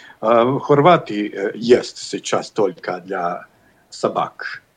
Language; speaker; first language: Russian; non-native, learner; Bosnian